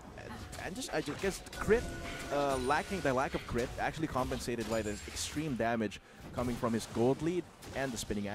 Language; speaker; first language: English; non-native, local second language; Filipino